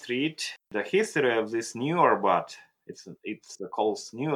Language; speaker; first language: English; non-native, learner; Russian